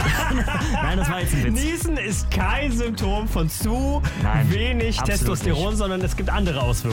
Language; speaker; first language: German; native; German